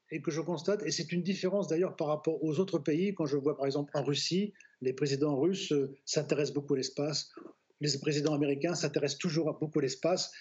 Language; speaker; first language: French; native; French